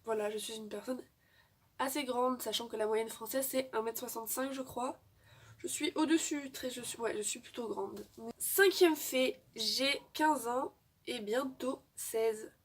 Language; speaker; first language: French; native; French